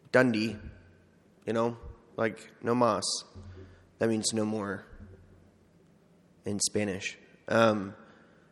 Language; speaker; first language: English; native; English